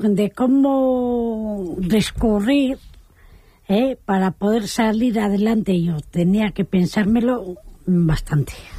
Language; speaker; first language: Spanish; native; Spanish